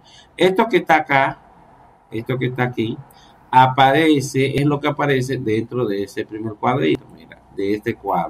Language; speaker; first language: Spanish; native; Spanish